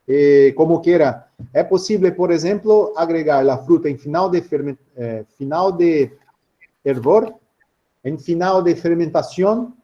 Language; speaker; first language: Spanish; non-native, learner; Portuguese